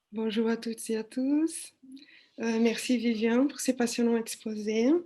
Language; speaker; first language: French; non-native, fluent; Portuguese